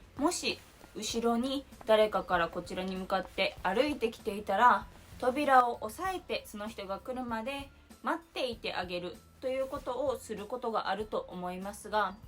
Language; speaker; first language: Japanese; native; Japanese